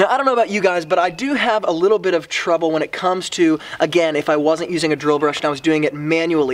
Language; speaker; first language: English; native; English